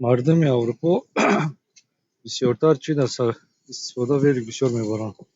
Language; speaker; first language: Persian; native; Persian